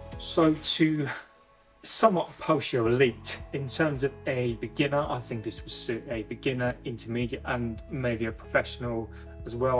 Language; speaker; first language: English; native; English